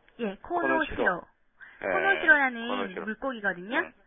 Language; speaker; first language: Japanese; non-native, fluent; Korean